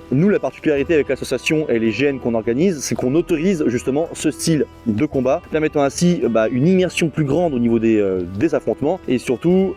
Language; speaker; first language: French; native; French